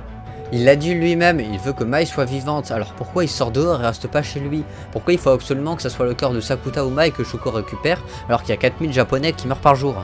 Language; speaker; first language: French; native; French